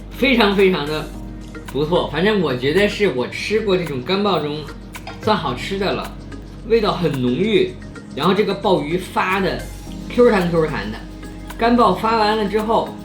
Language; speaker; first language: Chinese; native; Chinese